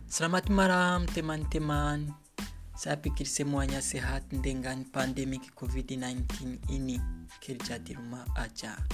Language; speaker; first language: Indonesian; non-native, learner; Kinyarwanda